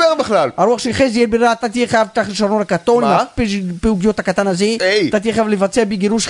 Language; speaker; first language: Hebrew; native; Hebrew